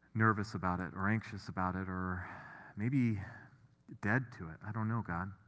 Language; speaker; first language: English; native; English